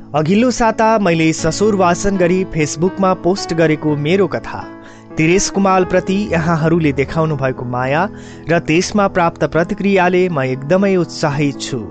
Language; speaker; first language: Nepali; native; Nepali